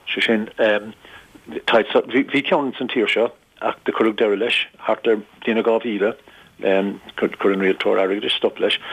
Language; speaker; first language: Irish; native; Irish